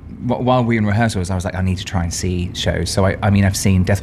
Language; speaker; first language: English; native; English